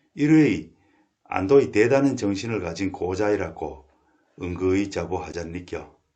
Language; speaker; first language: Korean; native; Korean